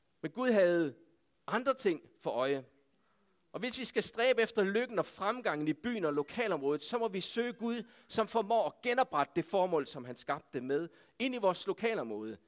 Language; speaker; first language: Danish; native; Danish